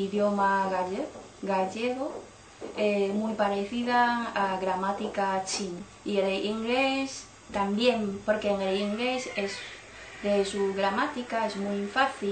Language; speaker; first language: Spanish; non-native, learner; Chinese